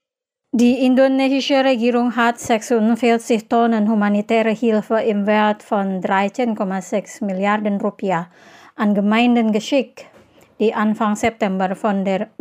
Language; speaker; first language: German; non-native, fluent; Indonesian